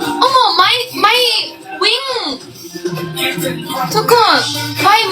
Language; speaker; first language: Thai; non-native, learner; Korean